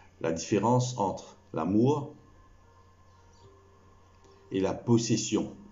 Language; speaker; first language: French; non-native, local second language; Morisyen